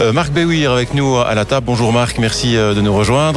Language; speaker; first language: French; native; French